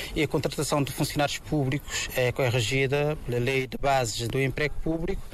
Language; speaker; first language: Portuguese; non-native, local second language; Kabuverdianu